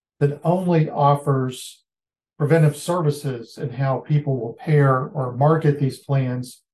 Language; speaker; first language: English; native; English